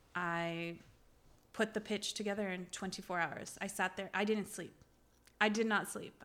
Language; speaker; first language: English; early bilingual, other home language; Armenian